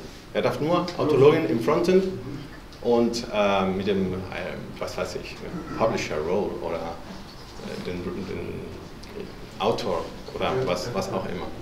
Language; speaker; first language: German; non-native, fluent; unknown